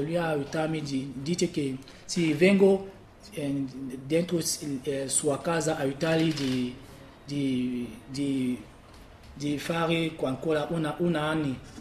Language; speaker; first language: Italian; non-native, learner; French